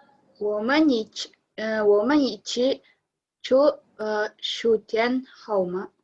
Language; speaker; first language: Chinese; non-native, learner; Indonesian